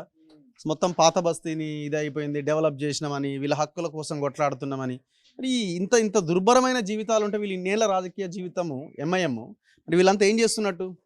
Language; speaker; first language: Telugu; native; Telugu